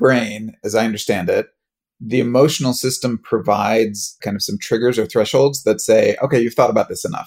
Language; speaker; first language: English; native; English